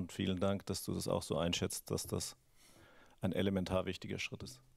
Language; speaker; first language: German; native; German